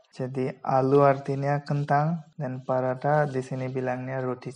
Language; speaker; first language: Indonesian; non-native, fluent; Bangla